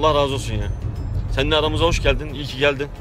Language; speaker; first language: Turkish; native; Turkish